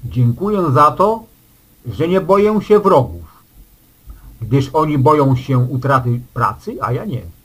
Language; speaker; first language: Polish; native; Polish